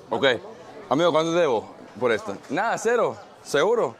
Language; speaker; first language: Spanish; early bilingual, heritage; Spanish